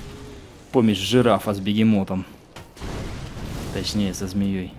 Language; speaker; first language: Russian; native; Russian